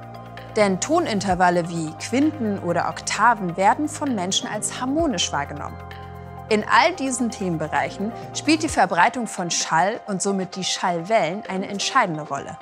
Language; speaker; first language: German; native; German